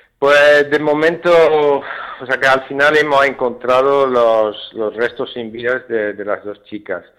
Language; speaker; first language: Spanish; non-native, fluent; Dutch